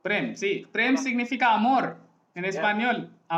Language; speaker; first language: Spanish; non-native, learner; Hindi